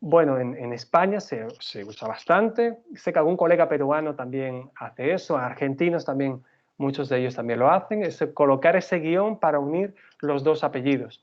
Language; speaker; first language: Spanish; native; Spanish